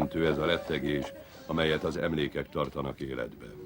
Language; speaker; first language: Hungarian; native; Hungarian